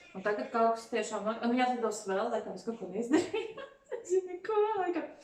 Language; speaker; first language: Latvian; non-native, local second language; Russian